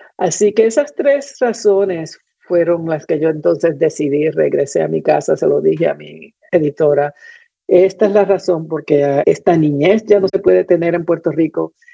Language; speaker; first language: Spanish; native; Spanish